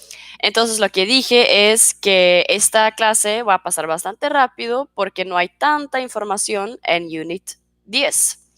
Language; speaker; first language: Spanish; non-native, fluent; Swedish